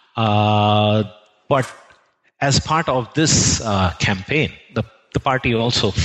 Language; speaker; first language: English; non-native, local second language; Telugu